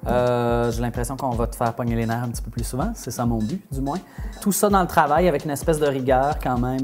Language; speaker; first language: French; native; French